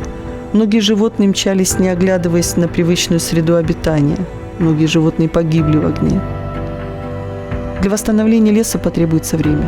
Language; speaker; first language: Russian; native; Russian